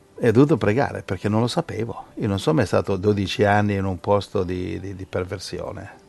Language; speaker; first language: Italian; native; Italian